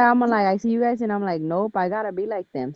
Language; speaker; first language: English; native; English